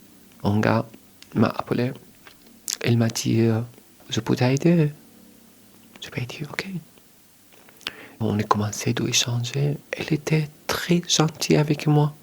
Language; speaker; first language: French; early bilingual, other home language; Arabic